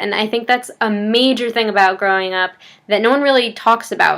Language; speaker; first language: English; native; English